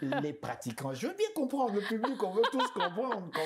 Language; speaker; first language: French; non-native, local second language; Lingala